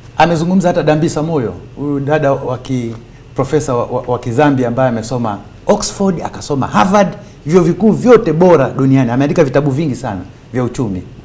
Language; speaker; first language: Swahili; native; Swahili